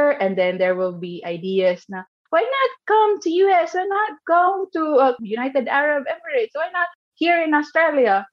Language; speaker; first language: English; non-native, local second language; Cebuano